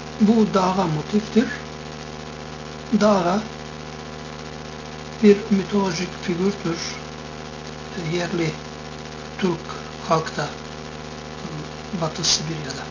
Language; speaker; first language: Turkish; non-native, fluent; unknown